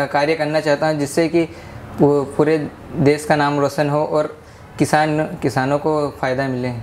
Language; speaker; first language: Hindi; native; Hindi